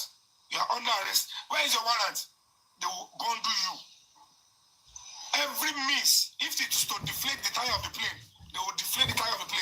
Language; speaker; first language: English; non-native, local second language; Yoruba